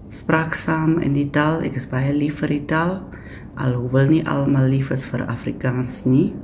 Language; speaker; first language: Afrikaans; non-native, local second language; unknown